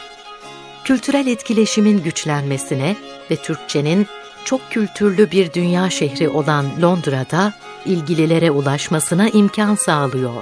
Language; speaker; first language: Turkish; native; Turkish